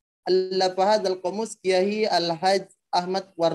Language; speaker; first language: Arabic; non-native, learner; Indonesian